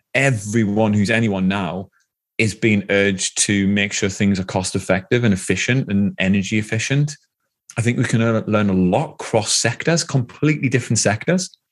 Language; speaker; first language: English; native; English